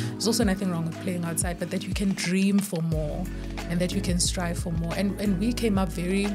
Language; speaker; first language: English; non-native, local second language; Zulu